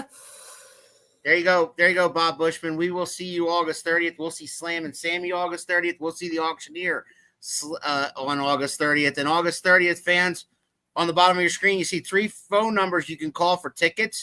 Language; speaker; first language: English; native; English